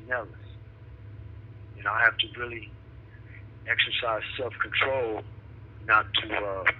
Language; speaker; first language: English; native; English